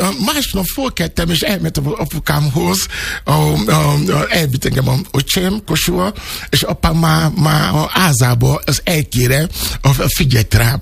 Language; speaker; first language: Hungarian; non-native, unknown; Yoruba